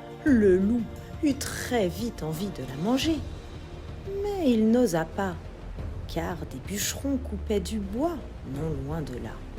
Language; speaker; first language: French; native; French